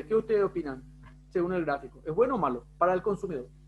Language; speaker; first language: Spanish; native; Spanish